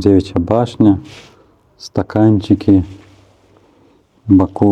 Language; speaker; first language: Russian; native; Russian